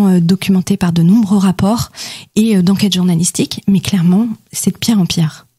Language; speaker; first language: French; native; French